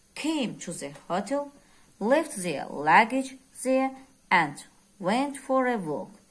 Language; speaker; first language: English; non-native, fluent; Azerbaijani